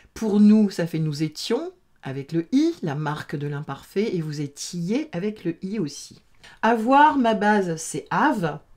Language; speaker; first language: French; native; French